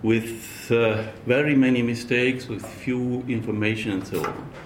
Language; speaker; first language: English; non-native, fluent; Estonian